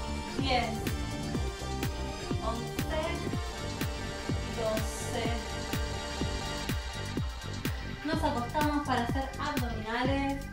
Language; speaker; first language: Spanish; native; Spanish